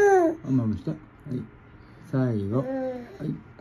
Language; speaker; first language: Japanese; native; Japanese